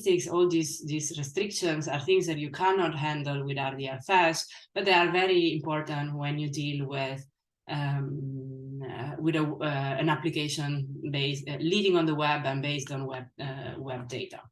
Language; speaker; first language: English; non-native, fluent; Italian